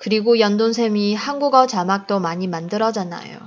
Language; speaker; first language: Korean; non-native, fluent; Chinese